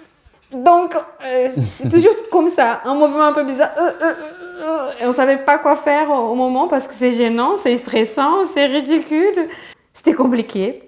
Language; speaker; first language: French; non-native, fluent; Portuguese